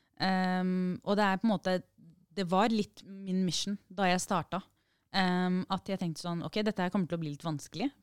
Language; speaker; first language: Norwegian; early bilingual, other home language; Arabic